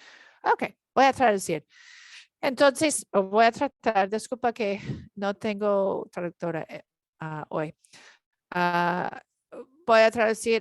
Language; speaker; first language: Spanish; non-native, learner; English